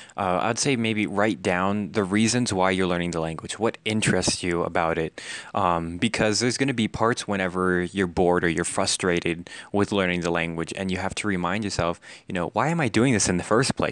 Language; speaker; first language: English; native; English